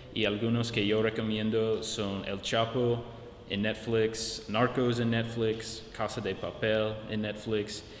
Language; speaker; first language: Spanish; non-native, fluent; English